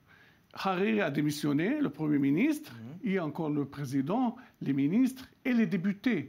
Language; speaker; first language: French; non-native, local second language; Arabic